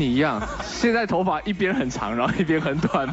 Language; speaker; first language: Chinese; native; Chinese